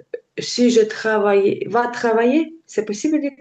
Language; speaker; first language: French; non-native, learner; Ukrainian